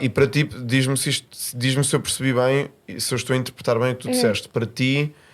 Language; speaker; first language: Portuguese; native; Portuguese